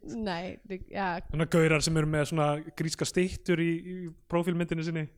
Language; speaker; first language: Icelandic; native; Icelandic